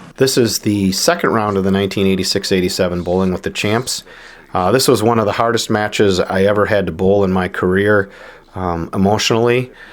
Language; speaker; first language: English; native; English